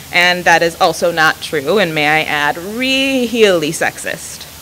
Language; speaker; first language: English; native; English